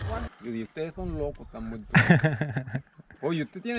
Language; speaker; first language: Spanish; native; Spanish